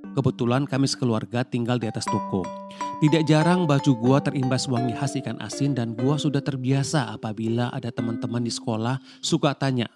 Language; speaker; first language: Indonesian; native; Indonesian